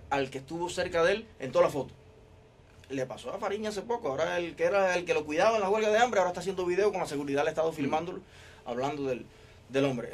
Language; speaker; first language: Spanish; native; Spanish